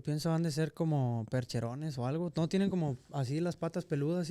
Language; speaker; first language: Spanish; native; Spanish